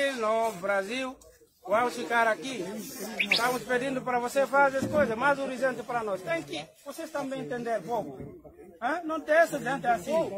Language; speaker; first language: Portuguese; non-native, learner; Haitian Creole